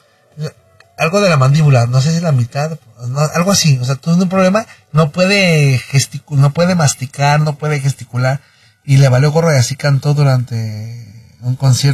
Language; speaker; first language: Spanish; native; Spanish